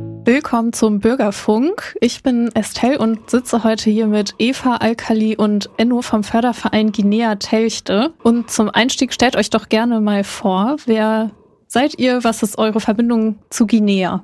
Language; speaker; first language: German; native; German